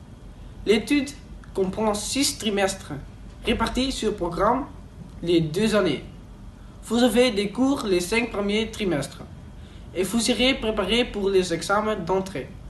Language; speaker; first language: French; non-native, learner; Dutch